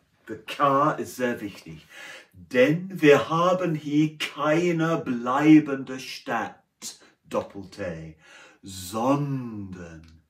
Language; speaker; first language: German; non-native, fluent; English